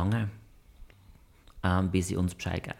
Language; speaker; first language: German; non-native, fluent; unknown